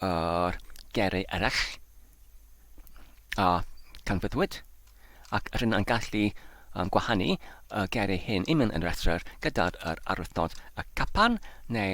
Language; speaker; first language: Welsh; non-native, learner; English